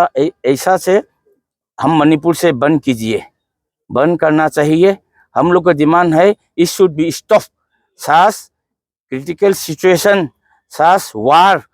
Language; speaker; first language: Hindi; non-native, local second language; Manipuri